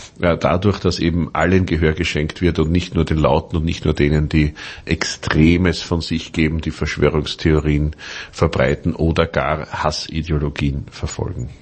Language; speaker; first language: German; native; German